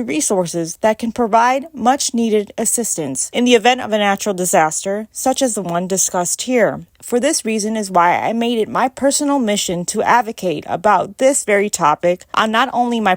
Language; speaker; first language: English; native; English